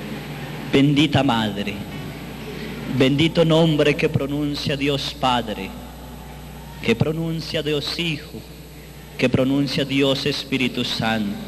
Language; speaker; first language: Spanish; native; Spanish